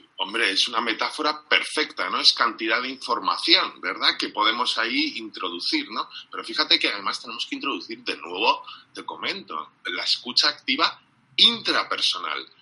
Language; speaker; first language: Spanish; non-native, fluent; English